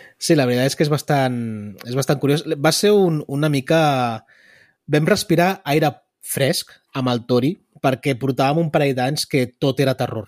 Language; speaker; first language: Catalan; early bilingual, other home language; Spanish